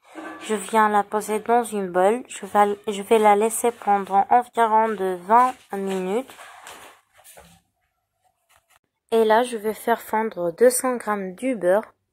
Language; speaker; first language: French; non-native, local second language; Arabic